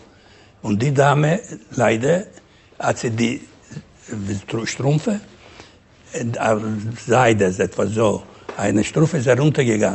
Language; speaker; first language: German; non-native, fluent; Ladino